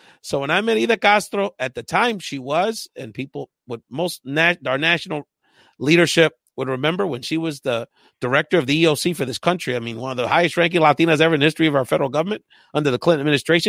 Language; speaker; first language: English; early bilingual, other home language; Spanish